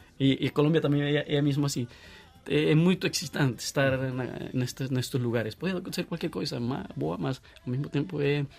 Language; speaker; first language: Portuguese; non-native, fluent; Spanish